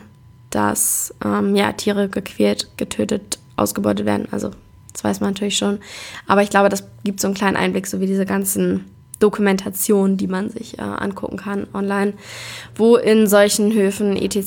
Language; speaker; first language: German; native; German